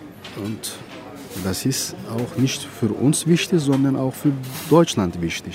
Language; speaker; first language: German; non-native, learner; Turkish